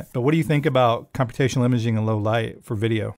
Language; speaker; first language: English; native; English